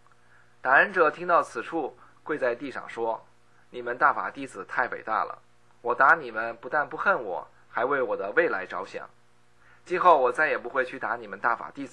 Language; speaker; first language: Chinese; native; Chinese